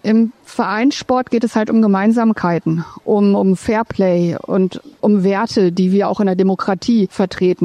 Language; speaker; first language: German; native; German